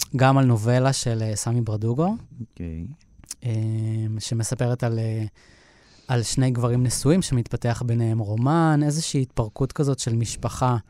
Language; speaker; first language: Hebrew; native; Hebrew